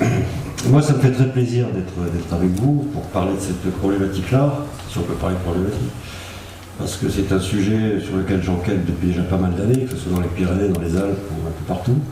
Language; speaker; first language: French; native; French